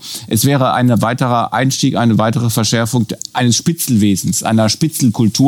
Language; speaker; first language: German; native; German